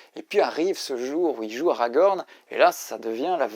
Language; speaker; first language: French; native; French